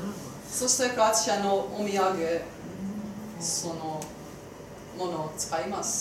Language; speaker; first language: Japanese; non-native, learner; Croatian